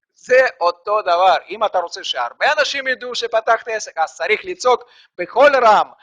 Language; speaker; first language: Hebrew; non-native, fluent; Russian